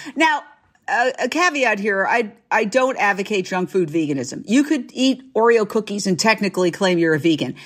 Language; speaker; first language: English; native; English